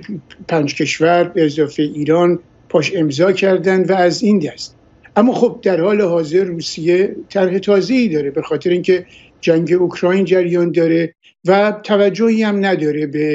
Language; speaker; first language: Persian; native; Persian